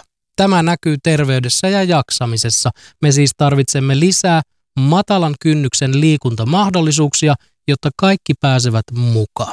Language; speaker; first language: Finnish; native; Finnish